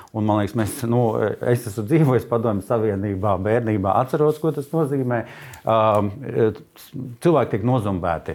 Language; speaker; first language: Latvian; native; Latvian